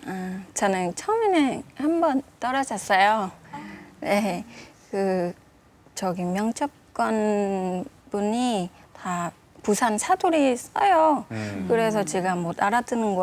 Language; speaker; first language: Korean; non-native, fluent; Vietnamese